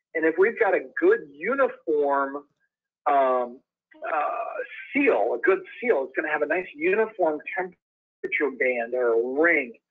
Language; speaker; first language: English; native; English